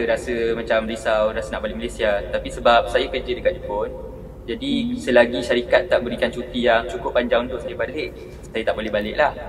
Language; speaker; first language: Malay; native; Malay